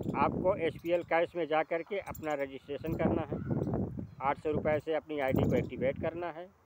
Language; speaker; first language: Hindi; native; Hindi